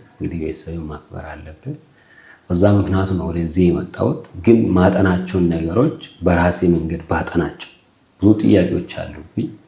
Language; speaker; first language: Amharic; non-native, local second language; Oromo